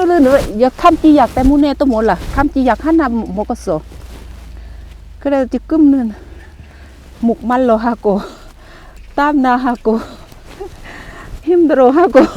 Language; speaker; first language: Korean; non-native, learner; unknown